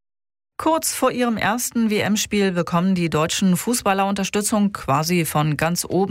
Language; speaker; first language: German; native; German